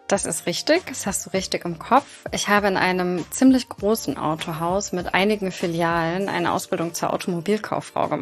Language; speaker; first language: German; native; German